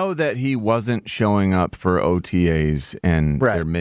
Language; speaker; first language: English; native; English